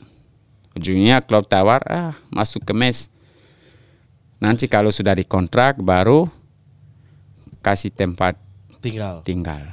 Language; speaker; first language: Indonesian; non-native, local second language; French